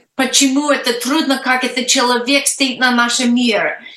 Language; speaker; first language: Russian; non-native, learner; English